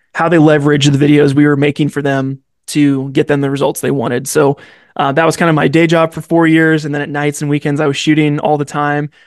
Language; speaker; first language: English; native; English